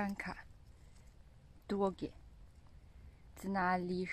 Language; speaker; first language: Polish; non-native, learner; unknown